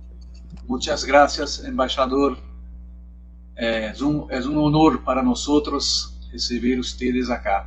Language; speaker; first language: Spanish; non-native, learner; Portuguese